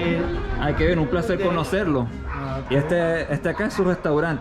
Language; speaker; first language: Spanish; non-native, fluent; English